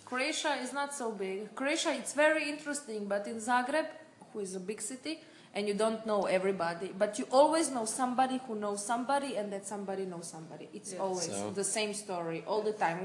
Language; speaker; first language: English; non-native, fluent; Croatian